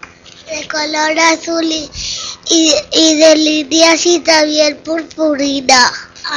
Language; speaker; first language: Spanish; early bilingual, other home language; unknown